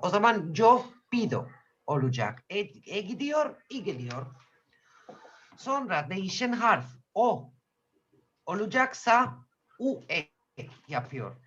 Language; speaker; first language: Turkish; non-native, fluent; Spanish